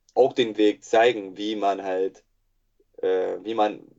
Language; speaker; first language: German; non-native, fluent; English